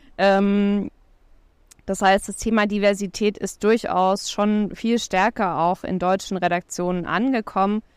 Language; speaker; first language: German; native; German